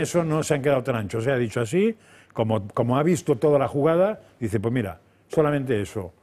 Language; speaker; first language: Spanish; native; Spanish